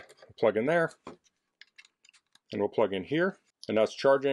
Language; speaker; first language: English; native; English